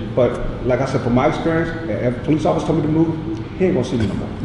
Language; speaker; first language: English; native; English